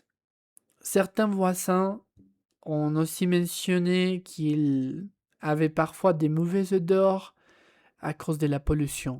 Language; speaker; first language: French; non-native, learner; Spanish